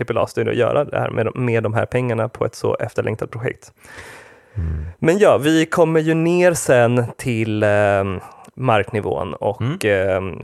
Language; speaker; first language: Swedish; early bilingual, other home language; Spanish